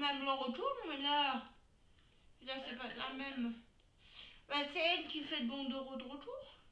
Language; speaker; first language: French; native; French